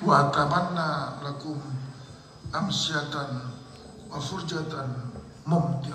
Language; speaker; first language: Arabic; non-native, learner; Indonesian